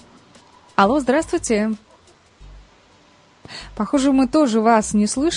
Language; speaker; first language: Russian; native; Russian